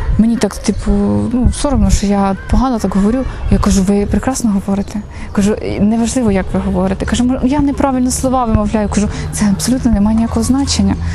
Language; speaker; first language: Ukrainian; native; Ukrainian